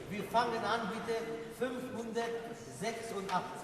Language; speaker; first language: German; non-native, fluent; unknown